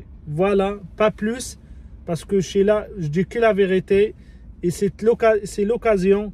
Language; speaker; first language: French; non-native, fluent; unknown